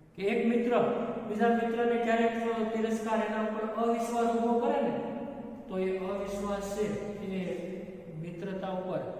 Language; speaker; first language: Hindi; non-native, local second language; Gujarati